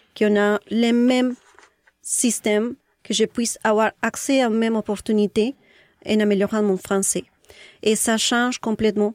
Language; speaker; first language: French; non-native, fluent; Spanish